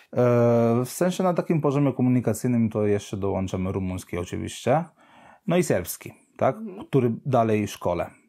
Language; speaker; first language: Polish; non-native, fluent; Italian